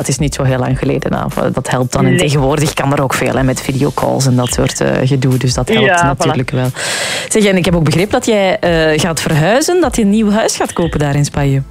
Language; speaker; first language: Dutch; native; Dutch